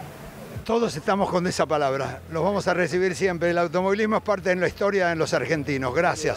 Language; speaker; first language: Spanish; native; Spanish